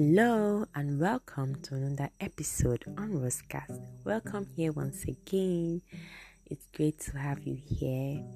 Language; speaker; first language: English; non-native, local second language; Igbo